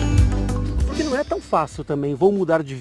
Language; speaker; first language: Portuguese; native; Portuguese